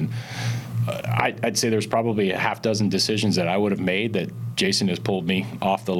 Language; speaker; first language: English; native; English